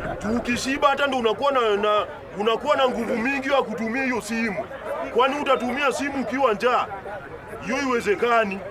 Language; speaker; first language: Swahili; native; Swahili